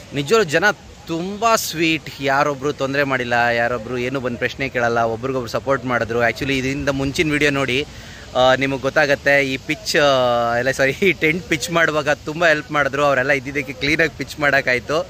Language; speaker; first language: Kannada; native; Kannada